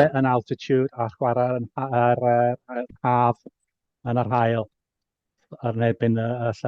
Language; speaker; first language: Welsh; native; Welsh